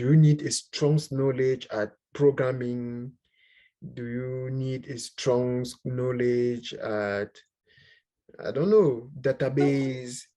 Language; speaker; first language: English; non-native, learner; French